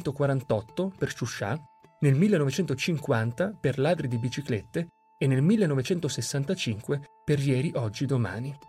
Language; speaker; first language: Italian; native; Italian